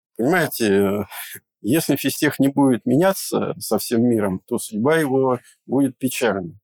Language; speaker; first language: Russian; native; Russian